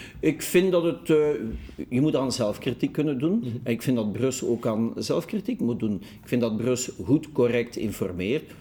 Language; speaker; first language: Dutch; native; Dutch